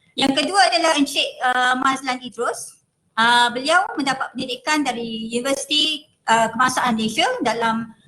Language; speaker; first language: Malay; native; Malay